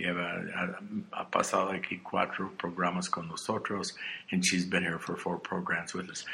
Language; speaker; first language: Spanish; non-native, learner; English